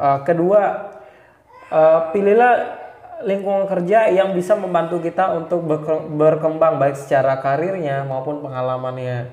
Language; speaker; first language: Indonesian; native; Indonesian